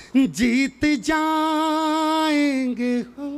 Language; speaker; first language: Hindi; native; Hindi